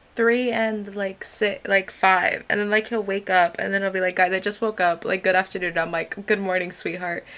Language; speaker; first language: English; early bilingual, other home language; Spanish